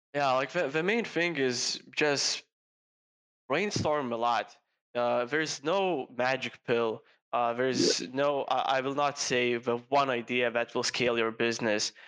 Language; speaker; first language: English; non-native, fluent; Lithuanian